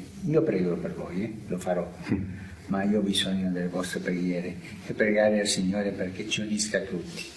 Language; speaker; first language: Italian; non-native, fluent; Spanish